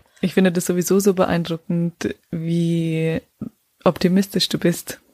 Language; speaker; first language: German; native; German